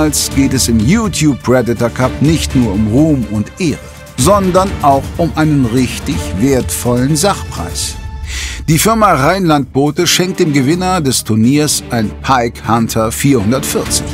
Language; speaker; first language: German; native; German